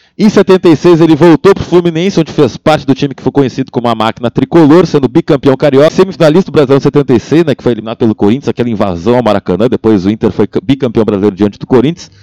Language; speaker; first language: Portuguese; native; Portuguese